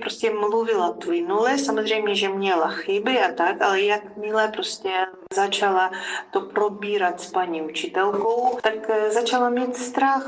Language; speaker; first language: Czech; non-native, fluent; Ukrainian